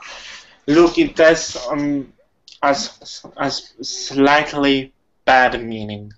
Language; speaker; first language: English; non-native, fluent; Italian